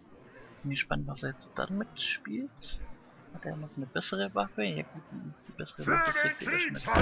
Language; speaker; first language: German; native; German